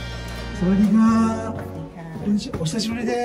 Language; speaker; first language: Japanese; native; Japanese